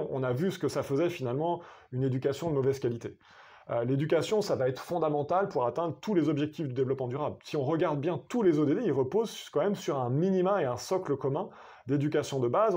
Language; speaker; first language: French; native; French